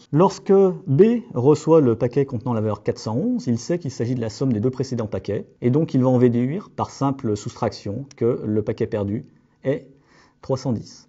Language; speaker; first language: French; native; French